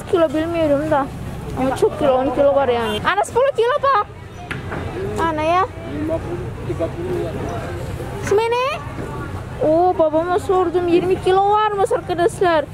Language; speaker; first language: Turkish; non-native, learner; Javanese